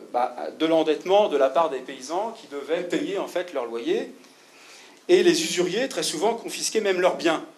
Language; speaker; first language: French; native; French